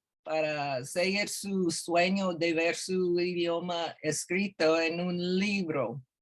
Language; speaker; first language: Spanish; non-native, fluent; English